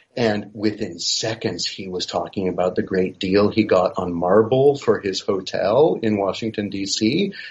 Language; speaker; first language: English; native; English